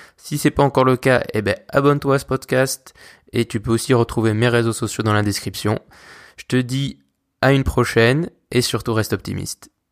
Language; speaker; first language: French; native; French